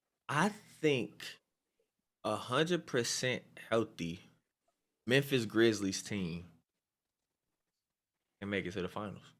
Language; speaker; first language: English; native; English